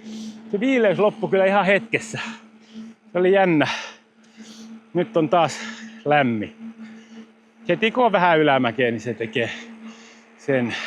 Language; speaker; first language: Finnish; native; Finnish